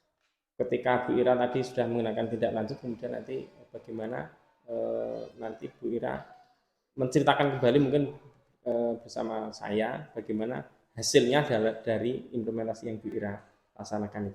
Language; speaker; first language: Indonesian; native; Indonesian